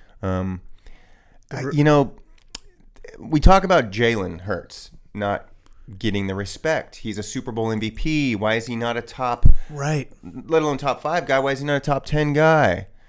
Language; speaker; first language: English; native; English